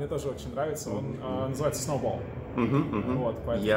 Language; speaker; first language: Russian; native; Russian